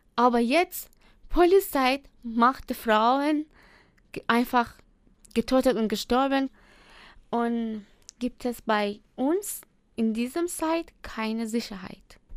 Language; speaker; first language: German; non-native, learner; Persian